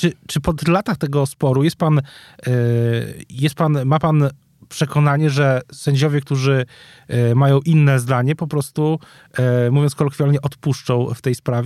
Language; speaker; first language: Polish; native; Polish